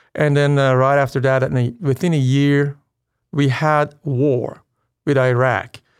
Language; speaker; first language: English; non-native, fluent; Persian